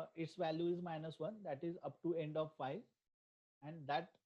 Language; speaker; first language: English; non-native, local second language; Marathi